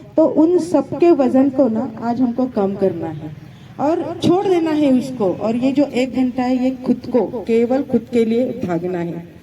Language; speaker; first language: Hindi; non-native, local second language; Marathi